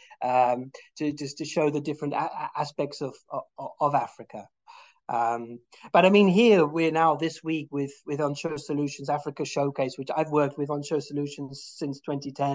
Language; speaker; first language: English; native; English